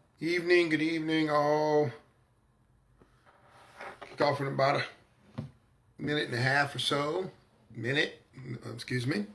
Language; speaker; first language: English; native; English